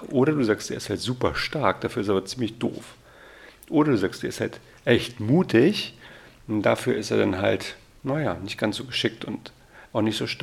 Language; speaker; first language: German; native; German